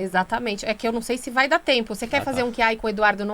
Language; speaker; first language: Portuguese; native; Portuguese